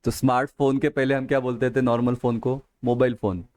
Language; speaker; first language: Hindi; non-native, local second language; Marathi